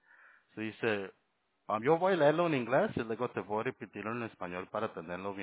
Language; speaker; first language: Spanish; early bilingual, heritage; Spanish